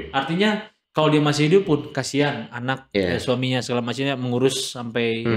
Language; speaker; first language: Indonesian; native; Indonesian